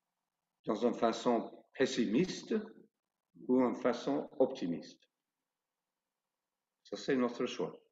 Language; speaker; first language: French; non-native, fluent; English